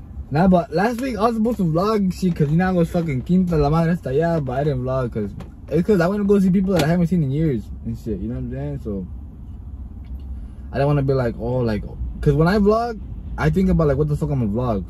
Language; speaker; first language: English; early bilingual, other home language; Spanish